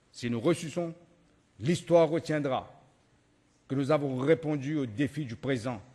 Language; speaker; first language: French; non-native, local second language; Morisyen